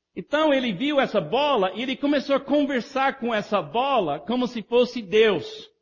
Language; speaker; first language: Portuguese; non-native, fluent; English